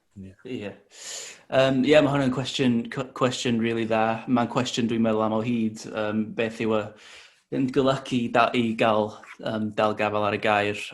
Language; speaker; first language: Welsh; non-native, fluent; English